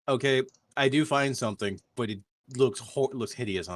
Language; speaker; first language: English; native; English